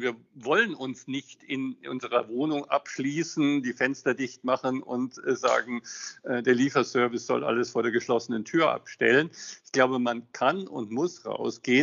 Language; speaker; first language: German; native; German